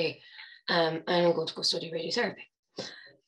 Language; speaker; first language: English; native; English